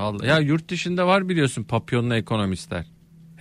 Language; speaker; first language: Turkish; native; Turkish